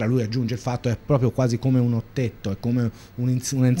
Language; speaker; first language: Italian; native; Italian